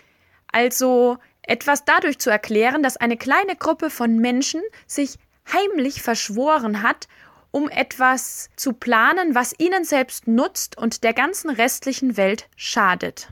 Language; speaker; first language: German; native; German